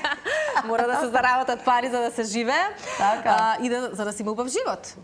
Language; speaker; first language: Macedonian; native; Macedonian